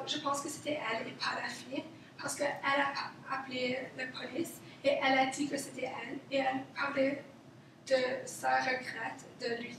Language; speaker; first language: French; non-native, local second language; English